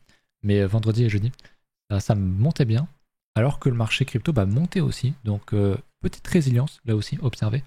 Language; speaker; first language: French; native; French